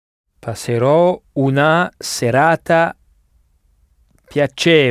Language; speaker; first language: Italian; non-native, learner; French